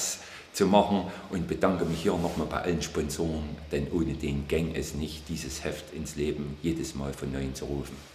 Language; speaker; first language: German; native; German